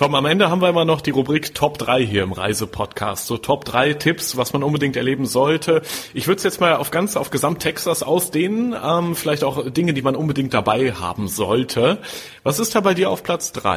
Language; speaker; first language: German; native; German